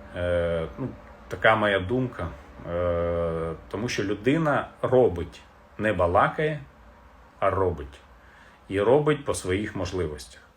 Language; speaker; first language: Ukrainian; non-native, local second language; Russian